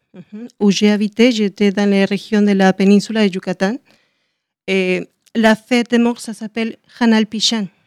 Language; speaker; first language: French; non-native, learner; Spanish